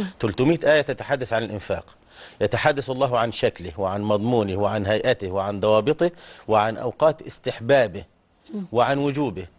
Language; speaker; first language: Arabic; native; Arabic